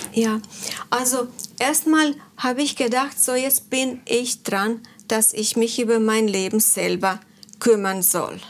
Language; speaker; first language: German; non-native, fluent; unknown